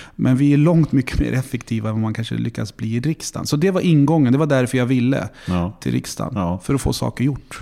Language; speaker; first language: Swedish; native; Swedish